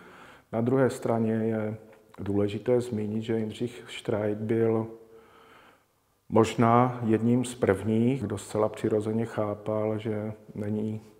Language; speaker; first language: Czech; native; Czech